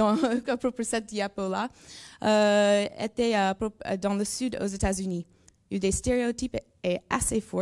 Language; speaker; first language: French; non-native, learner; English